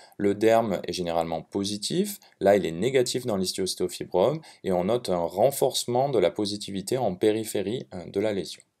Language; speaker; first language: French; native; French